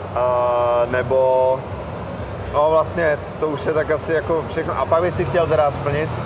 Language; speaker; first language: Czech; native; Czech